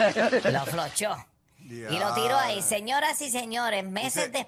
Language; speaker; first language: Spanish; native; Spanish